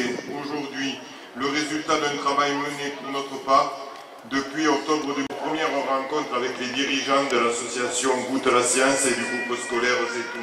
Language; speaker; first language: French; native; French